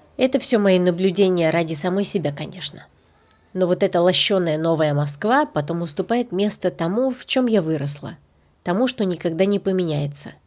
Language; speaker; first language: Russian; native; Russian